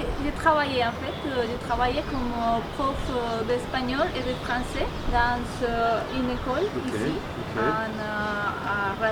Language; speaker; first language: French; non-native, fluent; Spanish